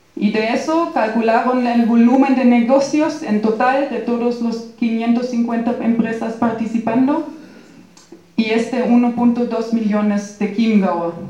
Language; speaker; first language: Spanish; non-native, fluent; German